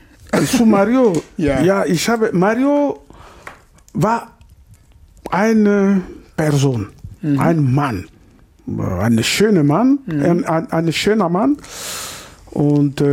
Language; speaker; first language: German; non-native, learner; Lingala